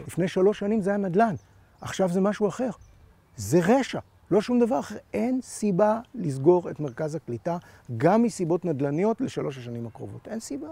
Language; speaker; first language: Hebrew; native; Hebrew